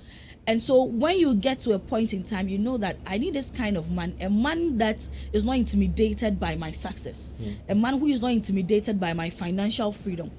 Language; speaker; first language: English; non-native, local second language; Akan